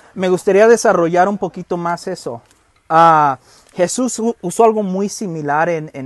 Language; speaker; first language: Spanish; early bilingual, heritage; Spanish